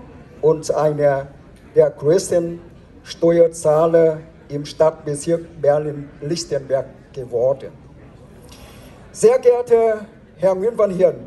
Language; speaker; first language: German; non-native, fluent; Vietnamese